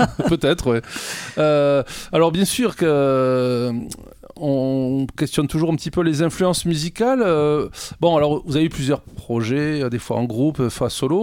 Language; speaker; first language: French; native; French